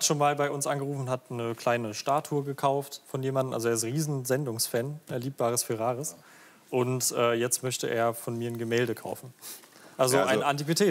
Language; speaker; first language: German; native; German